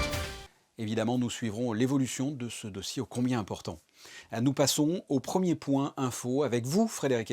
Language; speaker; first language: French; native; French